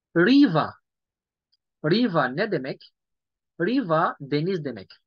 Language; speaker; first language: Turkish; non-native, fluent; Yoruba